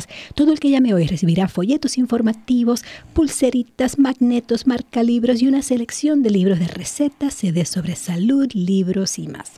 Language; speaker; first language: Spanish; native; Spanish